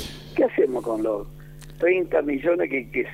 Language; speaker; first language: Spanish; native; Spanish